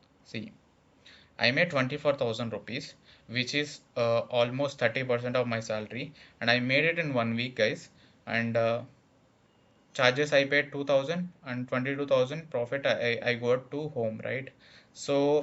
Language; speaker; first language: English; non-native, local second language; Telugu